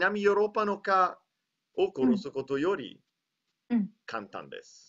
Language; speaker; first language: Japanese; non-native, learner; Italian